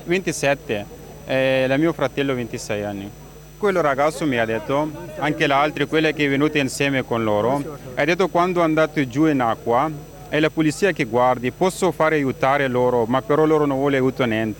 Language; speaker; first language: Italian; non-native, learner; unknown